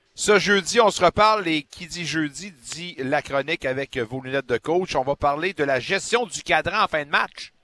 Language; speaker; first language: French; native; French